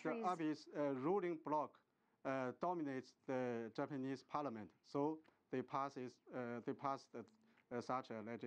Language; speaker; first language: English; non-native, fluent; Chinese